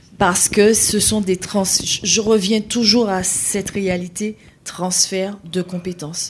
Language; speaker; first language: French; native; French